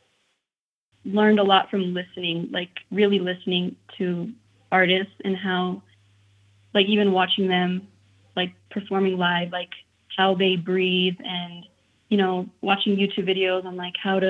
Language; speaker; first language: English; native; English